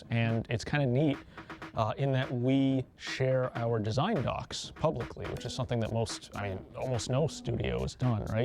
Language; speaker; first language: English; native; English